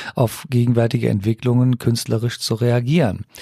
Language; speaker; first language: German; native; German